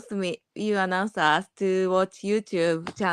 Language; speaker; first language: English; non-native, learner; Japanese